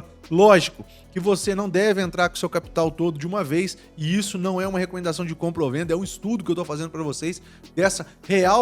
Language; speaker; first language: Portuguese; native; Portuguese